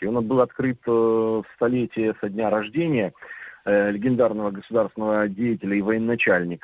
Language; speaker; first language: Russian; native; Russian